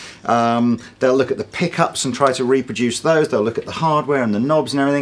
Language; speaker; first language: English; native; English